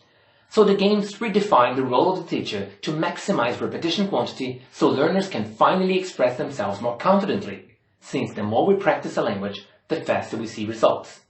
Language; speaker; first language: English; non-native, fluent; Portuguese